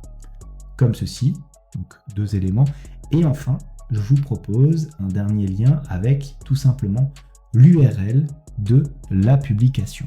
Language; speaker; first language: French; native; French